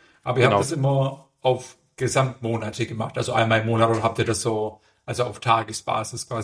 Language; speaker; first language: German; native; German